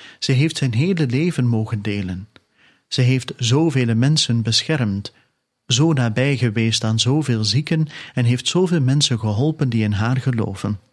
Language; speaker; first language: Dutch; native; Dutch